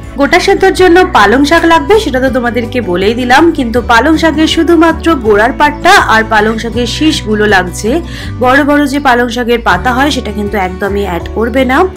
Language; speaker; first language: Bangla; native; Bangla